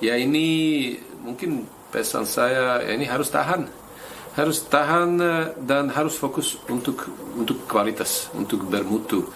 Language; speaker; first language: Indonesian; non-native, fluent; Slovak